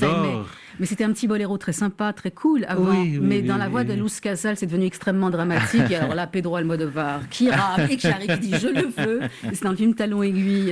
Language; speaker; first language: French; native; French